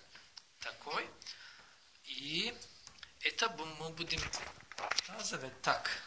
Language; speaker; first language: Russian; non-native, learner; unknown